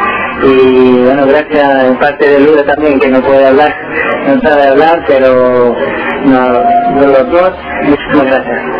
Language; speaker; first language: Spanish; early bilingual, heritage; Spanish